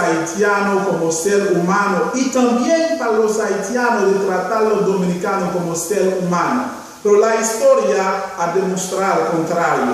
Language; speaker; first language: Spanish; non-native, fluent; Haitian Creole